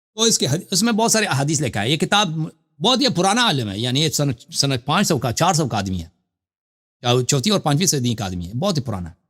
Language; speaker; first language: Urdu; non-native, fluent; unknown